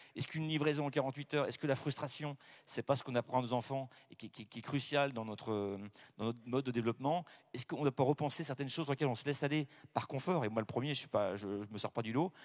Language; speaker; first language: French; native; French